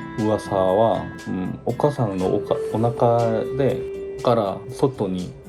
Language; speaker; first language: Japanese; non-native, fluent; Korean